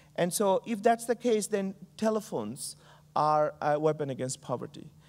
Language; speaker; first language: English; non-native, local second language; Bangla